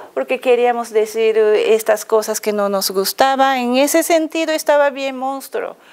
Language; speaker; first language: Spanish; non-native, fluent; Japanese